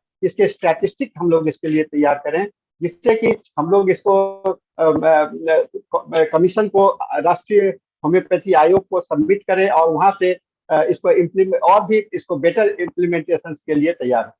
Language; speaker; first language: Hindi; native; Hindi